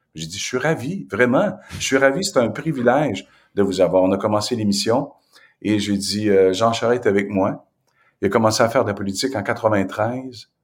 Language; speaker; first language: French; native; French